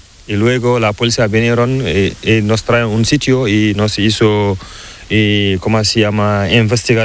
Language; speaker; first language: Spanish; non-native, learner; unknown